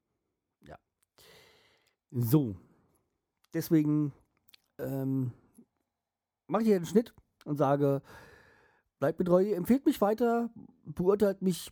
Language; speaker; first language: German; native; German